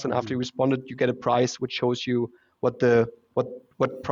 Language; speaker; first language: English; non-native, fluent; German